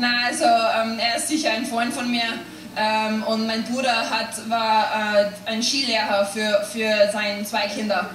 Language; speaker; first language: German; non-native, fluent; English